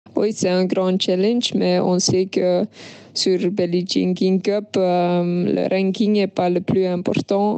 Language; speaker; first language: French; non-native, local second language; Dutch